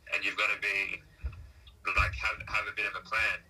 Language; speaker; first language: English; native; English